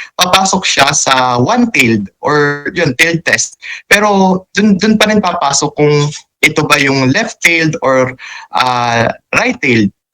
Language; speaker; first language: Filipino; native; Filipino